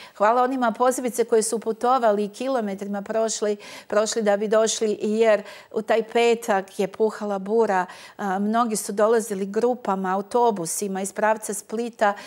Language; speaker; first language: Croatian; native; Croatian